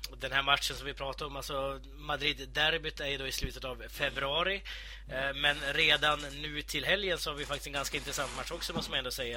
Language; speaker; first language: Swedish; native; Swedish